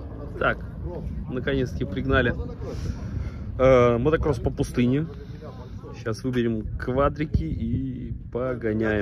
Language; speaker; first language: Russian; native; Russian